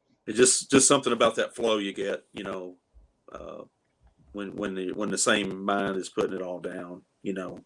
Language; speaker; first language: English; native; English